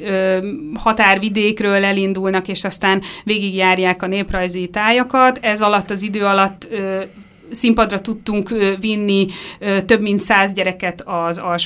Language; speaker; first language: Hungarian; native; Hungarian